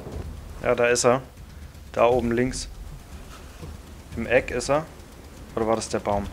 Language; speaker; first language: German; native; German